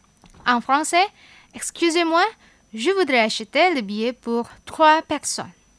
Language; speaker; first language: French; non-native, fluent; Indonesian